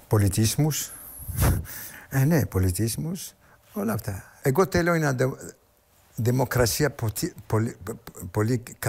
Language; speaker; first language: Greek; non-native, learner; Arabic